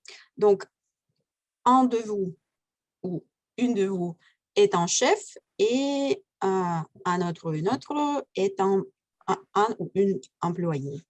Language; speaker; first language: French; non-native, fluent; Russian